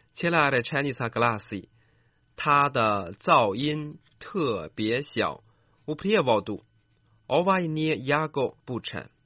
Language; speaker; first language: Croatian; non-native, fluent; Chinese